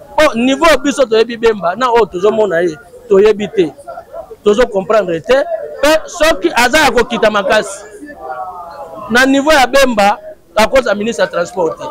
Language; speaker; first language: Lingala; native; Lingala